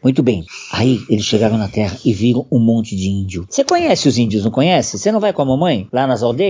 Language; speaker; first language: Portuguese; native; Portuguese